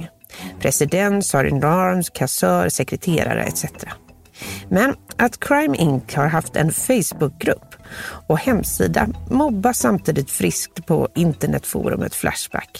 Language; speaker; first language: Swedish; native; Swedish